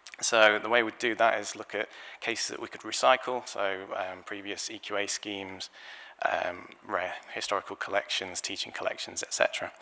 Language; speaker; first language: English; native; English